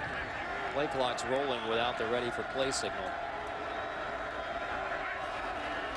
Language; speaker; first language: English; native; English